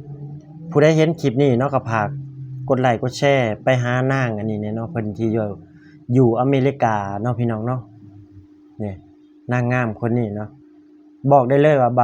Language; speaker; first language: Thai; non-native, local second language; Northeastern Thai